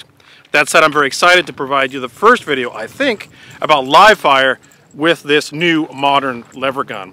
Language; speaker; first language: English; native; English